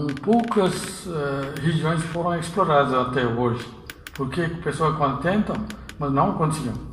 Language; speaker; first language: Portuguese; non-native, fluent; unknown